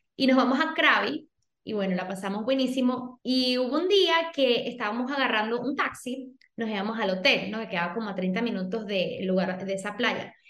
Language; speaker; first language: Spanish; early bilingual, other home language; Portuguese